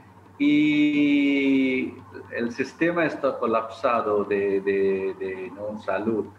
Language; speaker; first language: Spanish; non-native, fluent; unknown